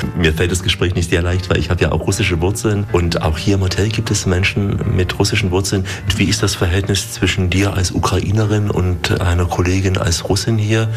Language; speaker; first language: German; native; German